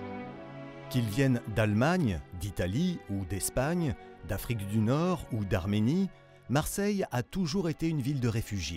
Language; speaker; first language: French; native; French